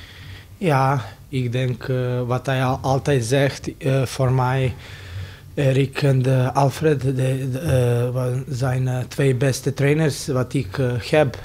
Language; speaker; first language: Dutch; non-native, learner; Serbian